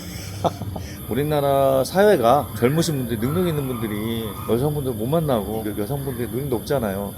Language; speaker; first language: Korean; native; Korean